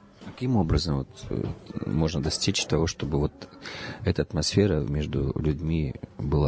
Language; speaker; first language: Russian; native; Russian